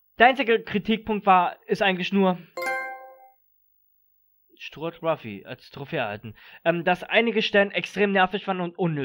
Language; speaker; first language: German; native; German